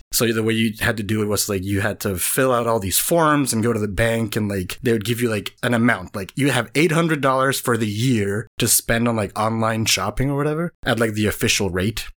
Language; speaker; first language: English; non-native, fluent; Spanish